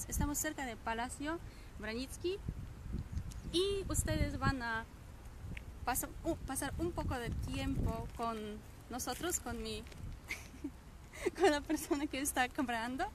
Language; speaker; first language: Spanish; non-native, fluent; Polish